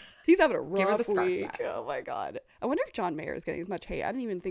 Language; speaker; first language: English; native; English